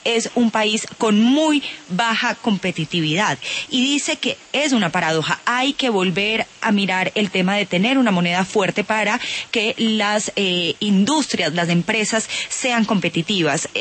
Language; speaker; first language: Spanish; native; Spanish